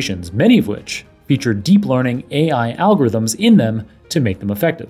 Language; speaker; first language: English; native; English